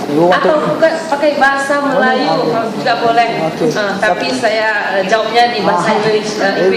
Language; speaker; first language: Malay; non-native, fluent; Chinese